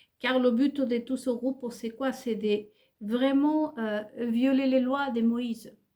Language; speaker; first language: French; non-native, fluent; Spanish